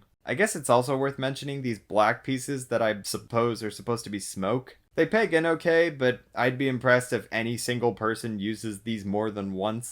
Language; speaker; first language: English; native; English